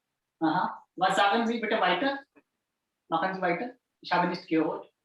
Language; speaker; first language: German; non-native, fluent; Hindi